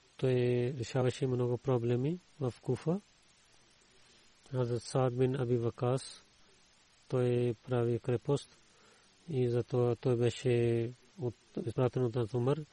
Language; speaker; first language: Bulgarian; non-native, learner; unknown